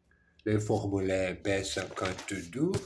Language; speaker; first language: French; non-native, learner; Portuguese